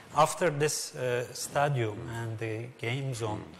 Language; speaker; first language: English; non-native, learner; Turkish